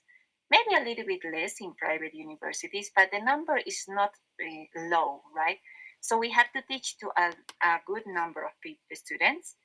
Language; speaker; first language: English; non-native, fluent; Spanish